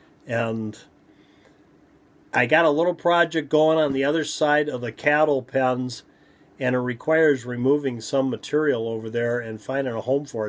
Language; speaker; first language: English; native; English